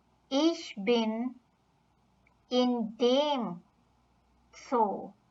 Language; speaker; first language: German; non-native, fluent; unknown